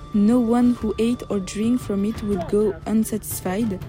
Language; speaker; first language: English; non-native, learner; French